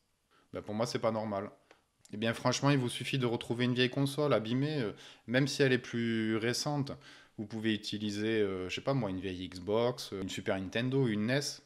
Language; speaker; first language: French; native; French